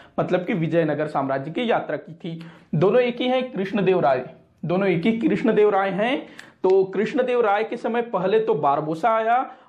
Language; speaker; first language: Hindi; non-native, local second language; Marathi